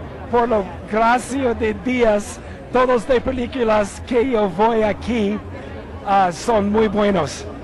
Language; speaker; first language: Spanish; non-native, learner; English